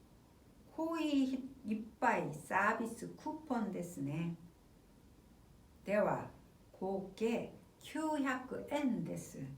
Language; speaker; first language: Japanese; non-native, fluent; Korean